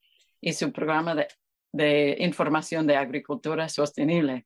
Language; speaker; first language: Spanish; non-native, fluent; English